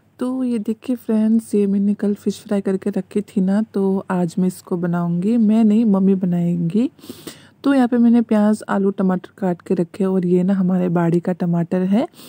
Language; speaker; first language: Hindi; native; Hindi